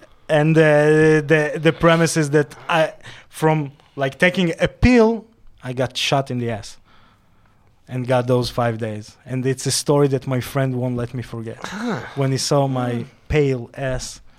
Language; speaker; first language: English; non-native, fluent; Hebrew